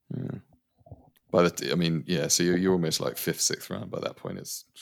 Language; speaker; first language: English; native; English